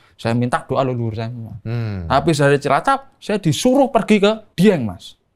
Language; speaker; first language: Indonesian; native; Indonesian